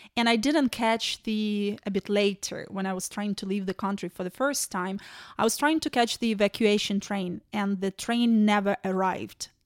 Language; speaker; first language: English; non-native, fluent; Ukrainian